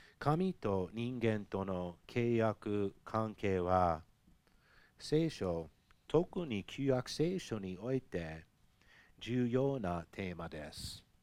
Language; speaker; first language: Japanese; non-native, fluent; English